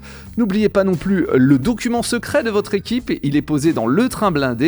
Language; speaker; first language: French; native; French